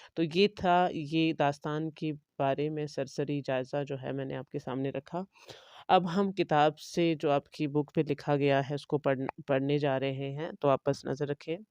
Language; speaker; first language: Urdu; non-native, local second language; Kashmiri